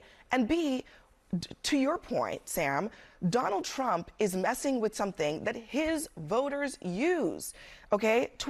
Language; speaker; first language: English; native; English